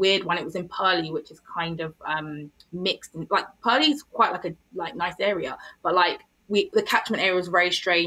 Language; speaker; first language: English; native; English